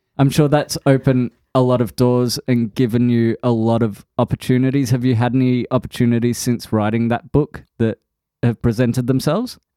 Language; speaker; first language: English; native; English